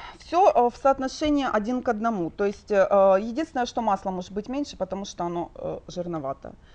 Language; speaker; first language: Russian; native; Russian